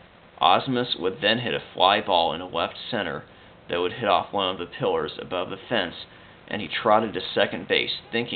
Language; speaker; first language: English; native; English